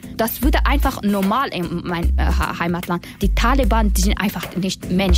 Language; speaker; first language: German; non-native, learner; Persian